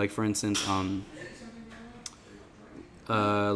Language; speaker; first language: English; native; English